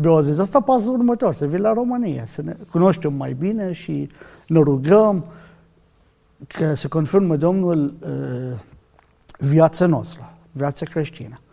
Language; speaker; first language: Romanian; non-native, learner; Arabic